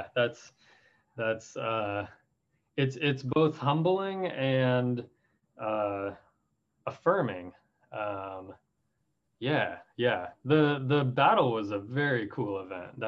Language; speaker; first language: English; native; English